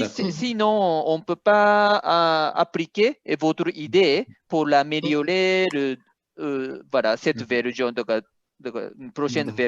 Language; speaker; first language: French; non-native, fluent; Japanese